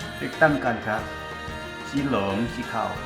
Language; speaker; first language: Thai; non-native, learner; Korean